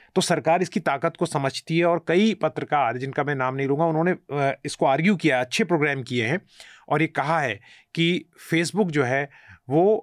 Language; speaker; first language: Hindi; native; Hindi